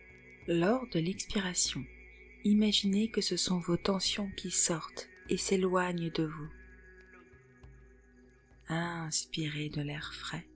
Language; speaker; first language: French; native; French